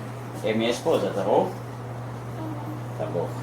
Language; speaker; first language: Portuguese; non-native, fluent; Haitian Creole